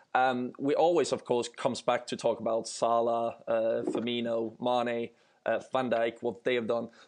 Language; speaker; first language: English; non-native, fluent; Swedish